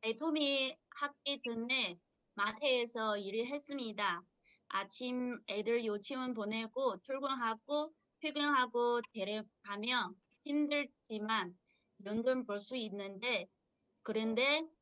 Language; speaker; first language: Korean; non-native, learner; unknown